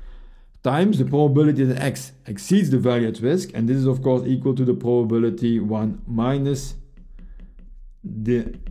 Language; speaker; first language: English; non-native, fluent; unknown